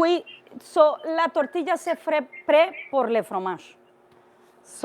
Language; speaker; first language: French; non-native, learner; Spanish